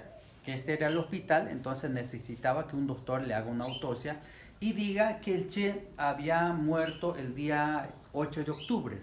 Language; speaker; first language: Spanish; native; Spanish